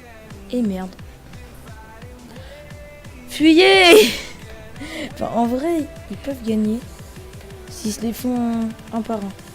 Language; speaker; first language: French; native; French